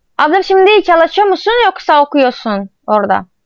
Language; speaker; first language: Turkish; non-native, learner; Indonesian